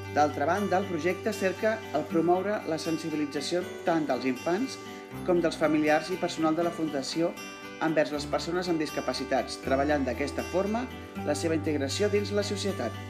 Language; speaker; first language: Catalan; native; Catalan